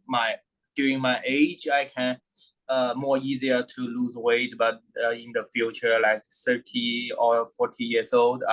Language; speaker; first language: English; non-native, learner; Thai